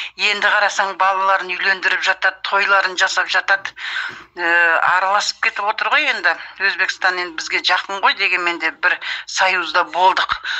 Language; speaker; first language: Kazakh; early bilingual, heritage; Kazakh